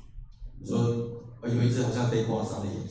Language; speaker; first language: Chinese; native; Chinese